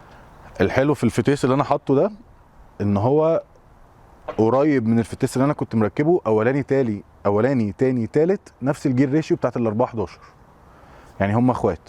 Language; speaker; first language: Arabic; native; Arabic